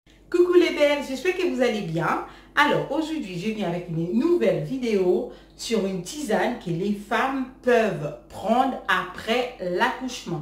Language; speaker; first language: French; non-native, local second language; Haitian Creole